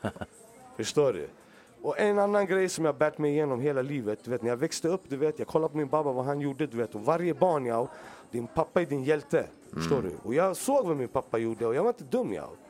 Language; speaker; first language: Swedish; native; Swedish